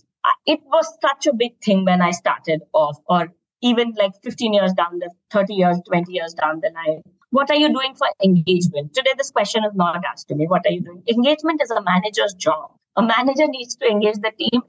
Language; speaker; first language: English; non-native, local second language; Hindi